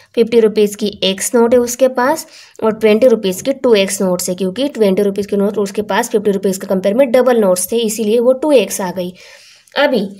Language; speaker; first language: Hindi; non-native, local second language; Marathi